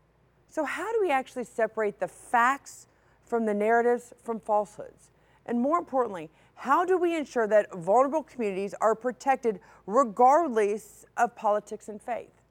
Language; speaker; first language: English; native; English